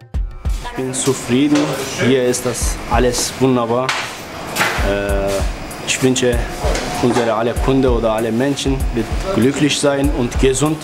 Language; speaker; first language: German; non-native, learner; Turkish